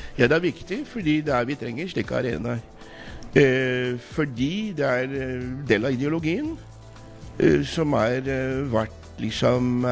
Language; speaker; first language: Norwegian; non-native, fluent; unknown